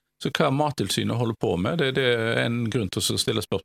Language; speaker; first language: Norwegian; native; Norwegian